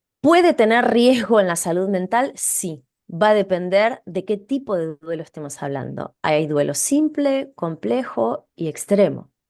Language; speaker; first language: Spanish; native; Spanish